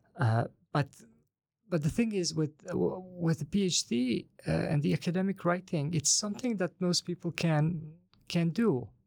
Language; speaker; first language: English; non-native, fluent; Bosnian